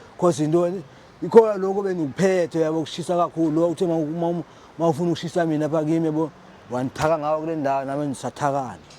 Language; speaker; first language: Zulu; non-native, local second language; Xhosa